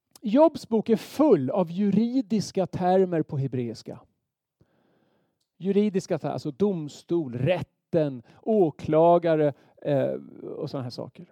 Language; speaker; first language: Swedish; native; Swedish